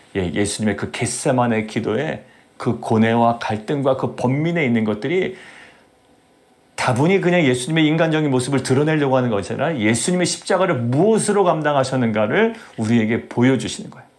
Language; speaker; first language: Korean; native; Korean